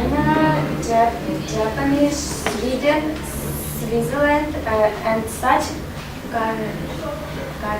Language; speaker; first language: English; non-native, learner; Russian